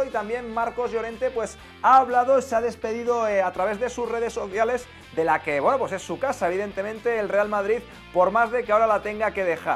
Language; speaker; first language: Spanish; native; Spanish